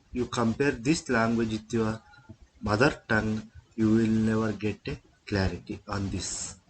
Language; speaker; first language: English; non-native, local second language; Kannada